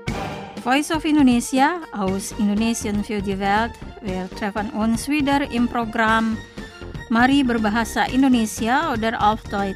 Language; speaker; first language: German; non-native, fluent; Indonesian